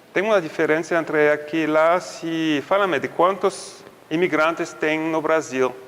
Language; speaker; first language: Portuguese; non-native, fluent; French